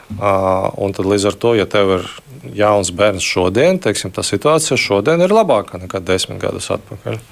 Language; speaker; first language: Latvian; non-native, local second language; Russian